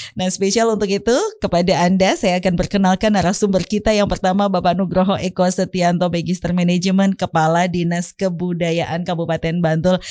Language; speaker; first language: Indonesian; native; Indonesian